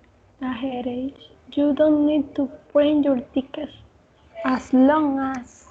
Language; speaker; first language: English; non-native, learner; Spanish